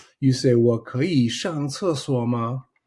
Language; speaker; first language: Chinese; non-native, fluent; English